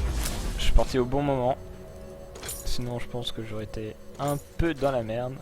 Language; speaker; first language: French; native; French